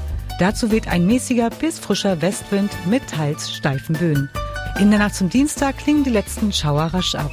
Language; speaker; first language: German; native; German